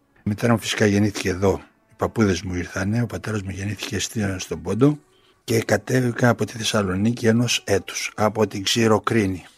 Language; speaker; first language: Greek; native; Greek